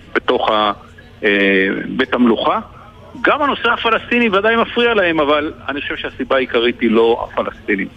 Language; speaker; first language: Hebrew; native; Hebrew